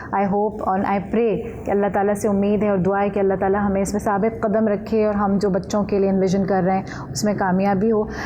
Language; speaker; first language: Urdu; native; Urdu